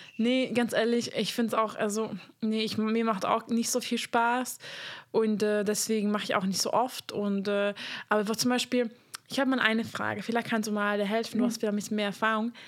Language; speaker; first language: German; non-native, fluent; Hungarian